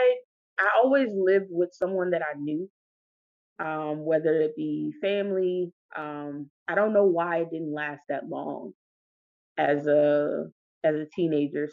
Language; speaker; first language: English; native; English